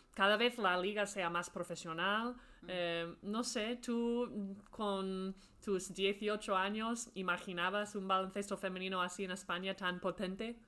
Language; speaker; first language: Spanish; non-native, fluent; English